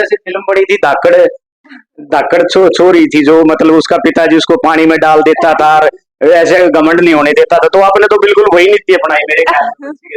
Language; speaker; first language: Hindi; native; Hindi